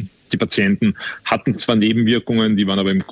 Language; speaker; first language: German; native; German